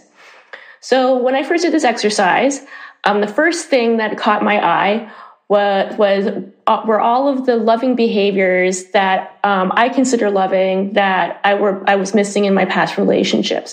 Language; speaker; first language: English; native; English